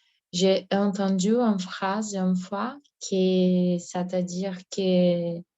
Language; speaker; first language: French; non-native, learner; Portuguese